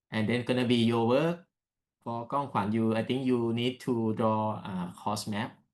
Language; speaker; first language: English; non-native, learner; Thai